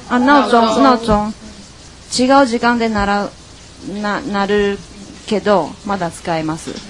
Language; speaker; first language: Japanese; non-native, fluent; Chinese